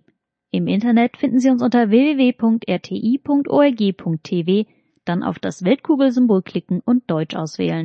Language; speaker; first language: German; native; German